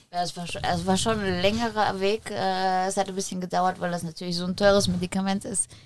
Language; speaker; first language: German; early bilingual, other home language; Polish